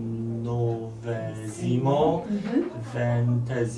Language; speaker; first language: Italian; non-native, learner; Polish